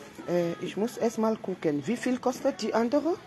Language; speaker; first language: German; non-native, fluent; French